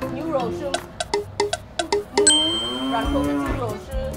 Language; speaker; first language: Chinese; non-native, learner; English